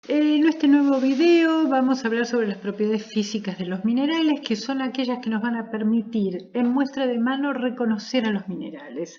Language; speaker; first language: Spanish; native; Spanish